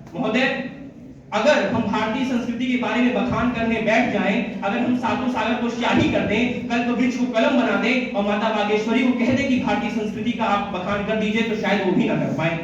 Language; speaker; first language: Hindi; native; Hindi